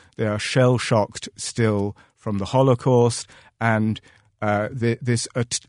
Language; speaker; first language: English; native; English